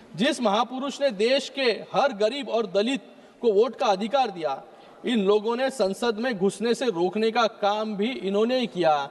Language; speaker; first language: Hindi; non-native, local second language; Marathi